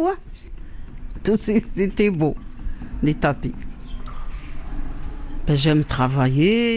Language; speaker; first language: French; non-native, learner; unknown